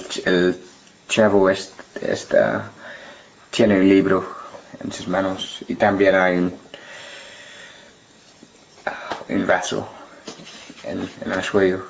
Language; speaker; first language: Spanish; non-native, learner; English